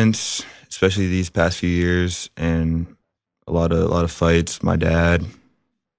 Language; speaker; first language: English; native; English